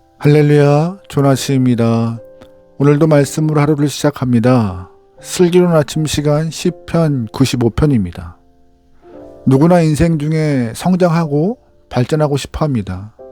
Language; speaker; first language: Korean; native; Korean